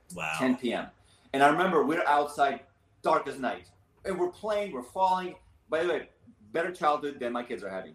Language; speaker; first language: English; early bilingual, other home language; Armenian